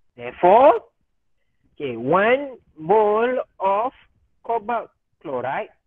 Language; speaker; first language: English; non-native, local second language; Malay